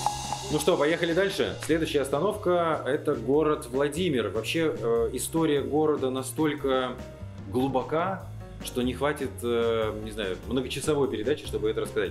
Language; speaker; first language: Russian; native; Russian